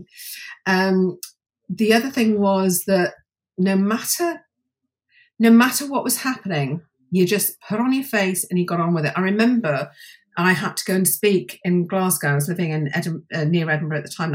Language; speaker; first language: English; native; English